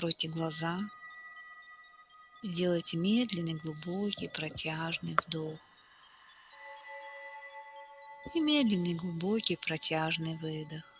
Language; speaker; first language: Russian; native; Russian